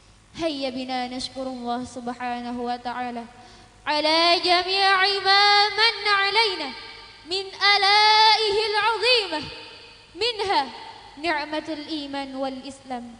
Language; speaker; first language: Arabic; non-native, learner; Indonesian